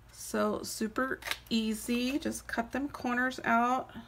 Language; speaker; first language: English; native; English